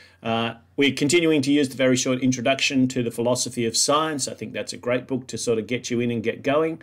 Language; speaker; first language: English; native; English